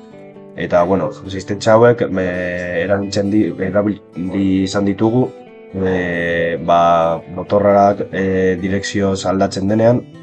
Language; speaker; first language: Basque; non-native, local second language; Spanish